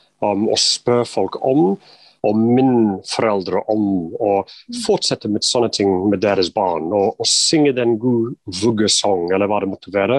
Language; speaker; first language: Norwegian; non-native, fluent; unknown